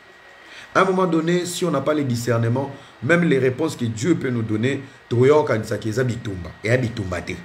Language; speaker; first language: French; non-native, local second language; Lingala